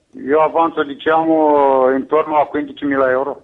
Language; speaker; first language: Italian; non-native, fluent; Romanian